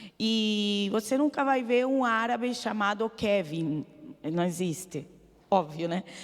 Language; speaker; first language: Portuguese; non-native, fluent; Arabic